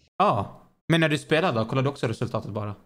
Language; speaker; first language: Swedish; native; Swedish